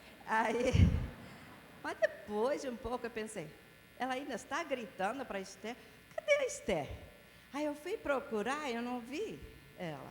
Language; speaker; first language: Portuguese; non-native, fluent; English